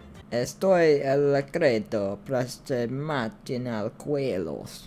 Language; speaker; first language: Spanish; non-native, learner; English